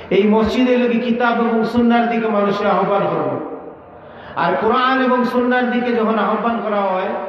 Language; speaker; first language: Bangla; native; Bangla